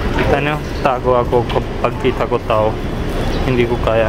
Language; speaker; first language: Filipino; non-native, learner; Punjabi